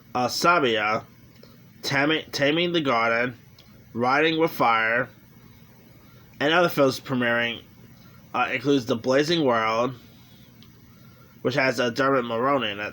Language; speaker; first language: English; native; English